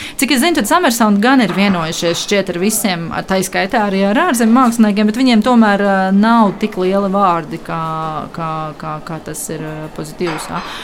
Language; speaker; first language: Latvian; native; Latvian